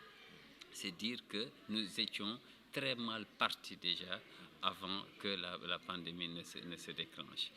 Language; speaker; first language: French; non-native, local second language; Wolof